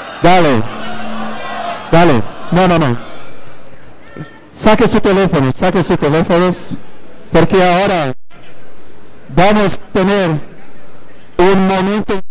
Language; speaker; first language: Spanish; non-native, learner; Portuguese